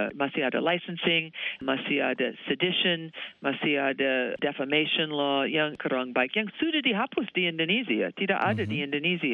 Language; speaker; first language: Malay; non-native, fluent; English